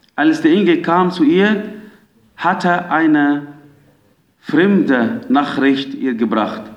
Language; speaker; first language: German; non-native, fluent; Arabic